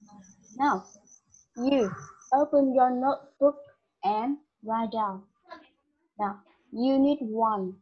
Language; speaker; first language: English; non-native, learner; Vietnamese